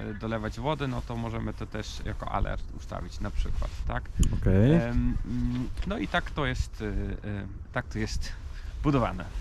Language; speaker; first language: Polish; non-native, learner; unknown